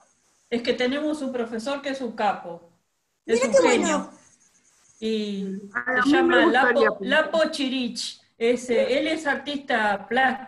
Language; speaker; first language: Spanish; native; Spanish